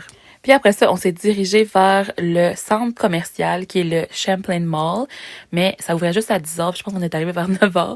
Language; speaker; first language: French; native; French